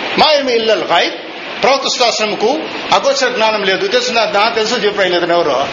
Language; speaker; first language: Telugu; non-native, local second language; Urdu